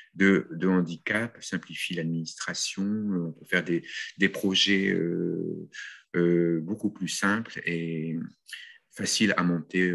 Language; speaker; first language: French; native; French